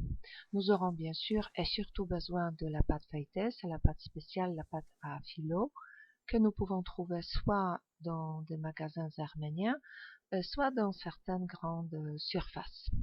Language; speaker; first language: French; non-native, fluent; Polish